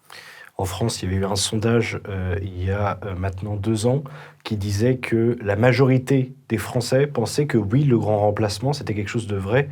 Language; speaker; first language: French; native; French